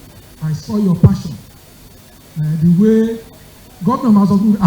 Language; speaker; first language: English; non-native, local second language; Yoruba